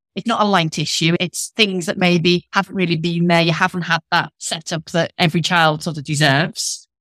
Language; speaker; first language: English; native; English